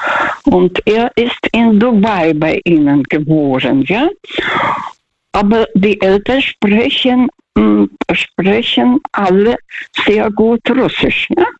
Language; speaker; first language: German; non-native, learner; Russian